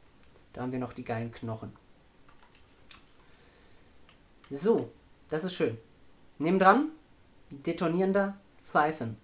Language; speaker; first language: German; native; German